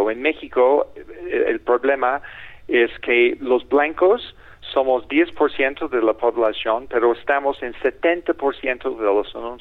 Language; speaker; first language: Spanish; non-native, fluent; English